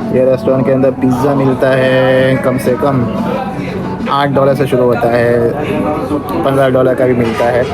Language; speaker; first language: Hindi; native; Hindi